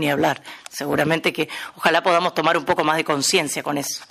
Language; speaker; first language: Spanish; native; Spanish